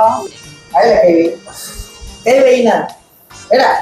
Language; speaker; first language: Tamil; native; Tamil